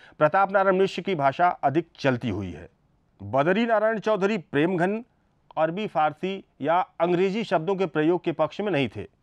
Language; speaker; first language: Hindi; native; Hindi